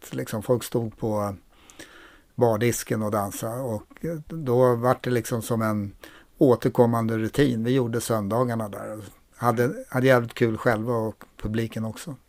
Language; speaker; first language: Swedish; native; Swedish